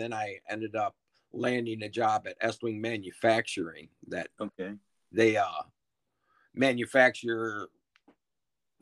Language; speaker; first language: English; native; English